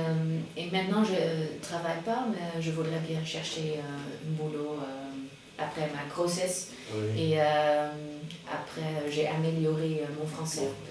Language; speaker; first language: French; non-native, fluent; Dutch